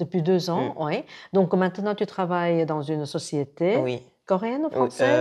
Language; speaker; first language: French; non-native, fluent; Korean